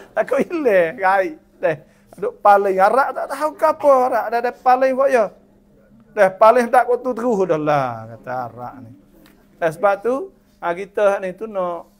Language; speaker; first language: Malay; native; Malay